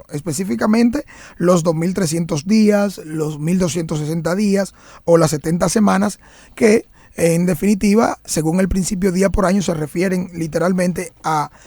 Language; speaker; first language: Spanish; native; Spanish